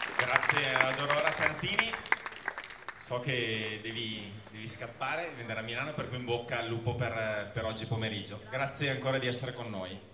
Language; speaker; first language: Italian; native; Italian